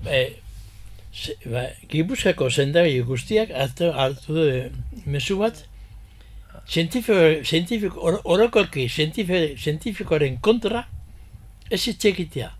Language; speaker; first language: Basque; early bilingual, heritage; Basque